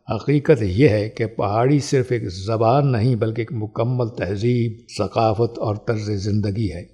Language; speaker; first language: Urdu; non-native, local second language; Pahari-Potwari